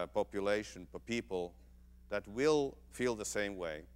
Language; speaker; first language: English; non-native, fluent; Finnish